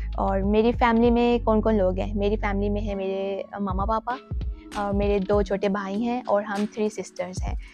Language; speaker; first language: Urdu; native; Urdu